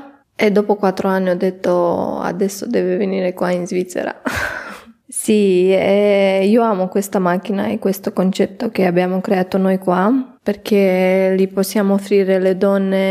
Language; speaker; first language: Italian; non-native, fluent; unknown